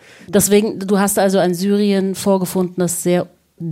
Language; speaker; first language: German; native; German